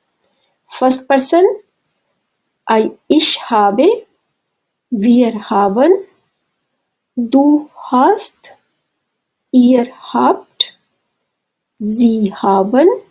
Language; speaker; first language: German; non-native, fluent; Urdu